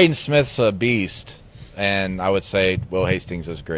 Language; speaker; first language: English; native; English